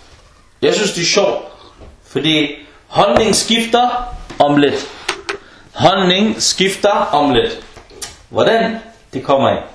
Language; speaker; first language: Danish; non-native, fluent; Arabic